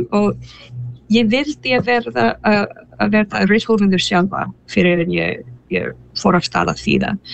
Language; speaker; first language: Icelandic; non-native, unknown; English